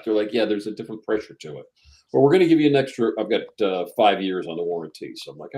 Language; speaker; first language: English; native; English